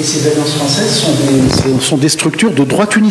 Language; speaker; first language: French; non-native, local second language; Arabic